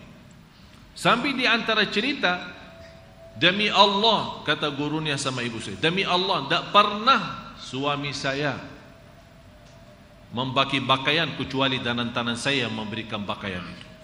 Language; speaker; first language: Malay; non-native, fluent; Arabic